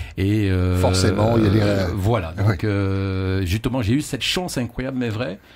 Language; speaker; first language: French; native; French